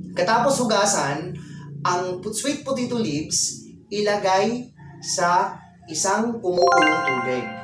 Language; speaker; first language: Filipino; non-native, local second language; Waray